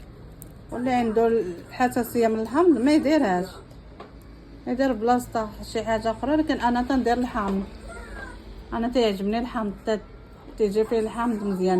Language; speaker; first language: Arabic; native; Arabic